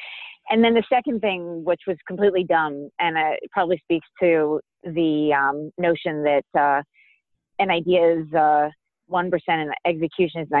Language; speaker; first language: English; native; English